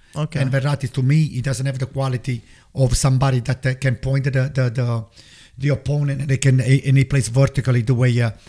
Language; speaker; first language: English; non-native, fluent; Italian